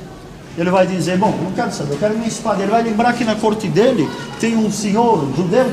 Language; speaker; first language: Portuguese; native; Portuguese